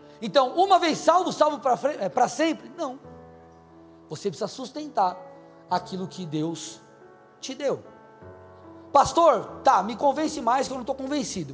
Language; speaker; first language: Portuguese; native; Portuguese